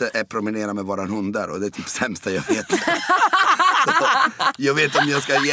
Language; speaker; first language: Swedish; non-native, fluent; Italian